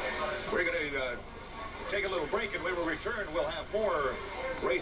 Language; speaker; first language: English; native; English